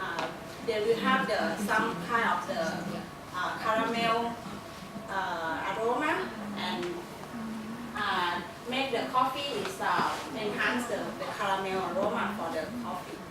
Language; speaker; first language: English; non-native, learner; Thai